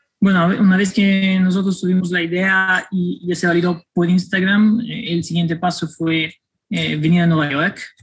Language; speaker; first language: Spanish; non-native, fluent; Italian